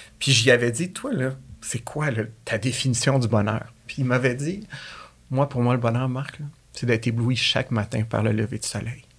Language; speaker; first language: French; native; French